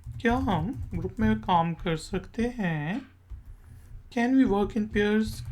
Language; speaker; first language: Urdu; native; Urdu